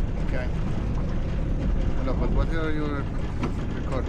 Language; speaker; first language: English; non-native, learner; Italian